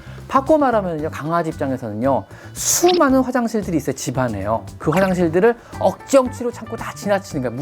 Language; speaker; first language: Korean; native; Korean